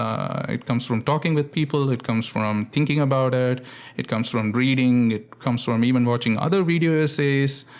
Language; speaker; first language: English; non-native, local second language; Tamil